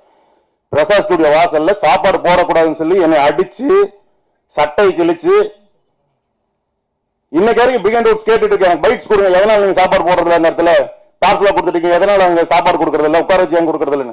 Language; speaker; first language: Tamil; native; Tamil